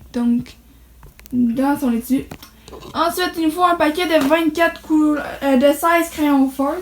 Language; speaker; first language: French; native; French